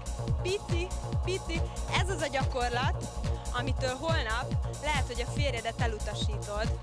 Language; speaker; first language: Hungarian; native; Hungarian